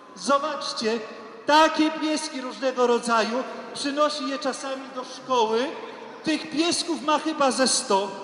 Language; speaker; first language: Polish; native; Polish